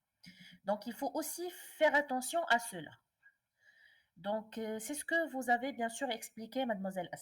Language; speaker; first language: French; non-native, local second language; Arabic